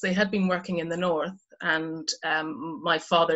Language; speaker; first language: English; native; English